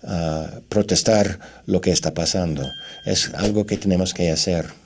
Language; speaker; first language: Spanish; non-native, fluent; English